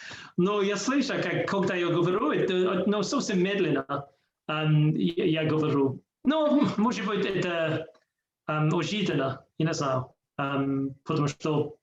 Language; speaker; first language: Russian; non-native, learner; English